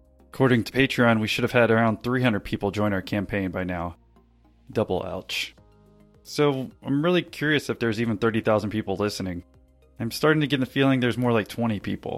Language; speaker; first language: English; native; English